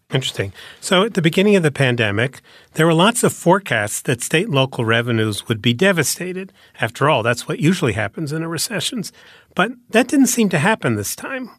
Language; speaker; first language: English; native; English